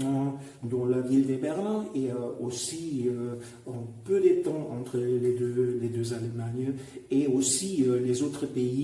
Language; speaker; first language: French; non-native, fluent; German